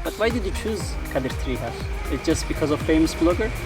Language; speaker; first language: English; non-native, fluent; Turkish